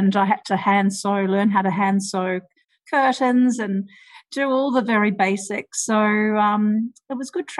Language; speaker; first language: English; native; English